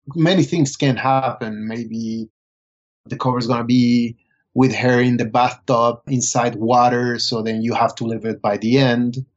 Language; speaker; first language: English; non-native, fluent; Spanish